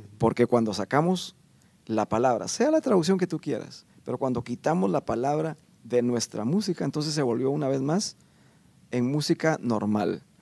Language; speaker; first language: Spanish; native; Spanish